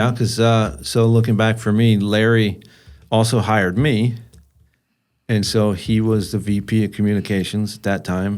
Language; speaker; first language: English; native; English